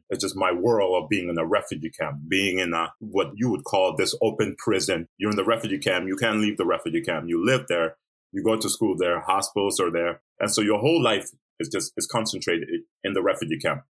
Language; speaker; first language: English; early bilingual, other home language; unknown